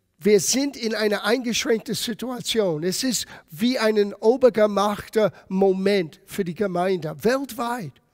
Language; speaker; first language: German; non-native, fluent; English